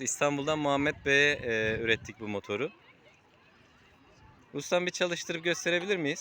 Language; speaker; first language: Turkish; native; Turkish